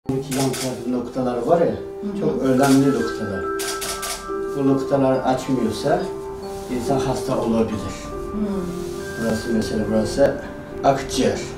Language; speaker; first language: Turkish; non-native, learner; Chinese